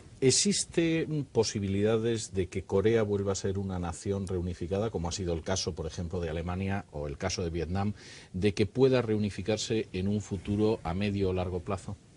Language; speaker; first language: Spanish; native; Spanish